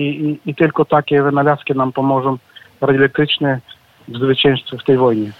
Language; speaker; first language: Polish; non-native, learner; Ukrainian